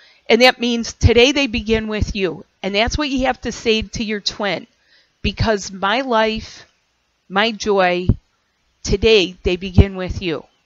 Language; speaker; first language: English; native; English